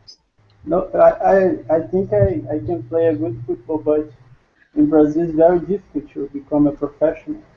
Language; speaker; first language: English; non-native, learner; Portuguese